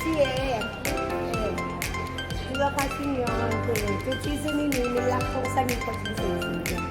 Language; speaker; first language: Korean; non-native, learner; Thai